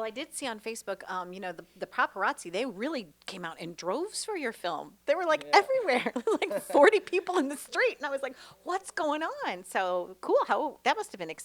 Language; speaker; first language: English; native; English